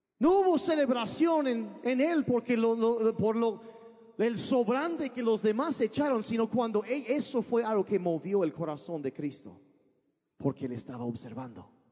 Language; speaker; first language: Spanish; early bilingual, other home language; English